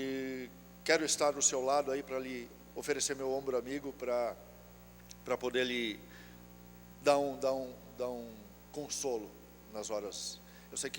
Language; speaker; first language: Portuguese; native; Portuguese